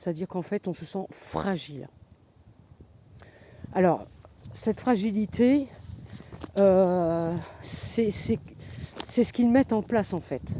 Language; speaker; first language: French; native; French